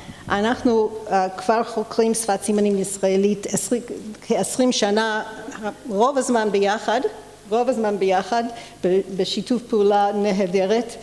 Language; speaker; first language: Hebrew; non-native, fluent; English